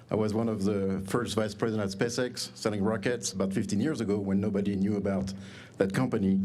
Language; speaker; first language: English; non-native, fluent; French